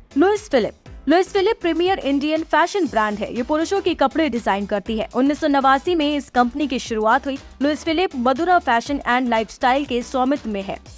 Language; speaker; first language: Hindi; native; Hindi